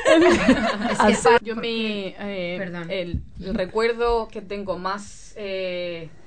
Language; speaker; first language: Spanish; native; Spanish